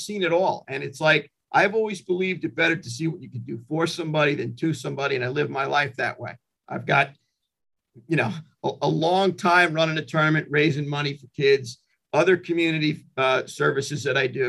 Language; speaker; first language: English; native; English